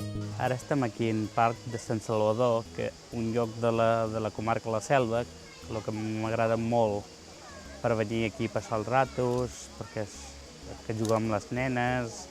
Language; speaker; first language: Catalan; non-native, learner; Punjabi